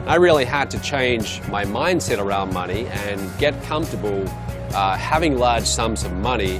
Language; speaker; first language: English; native; English